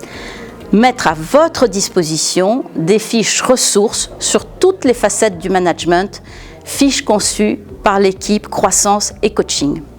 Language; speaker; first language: French; native; French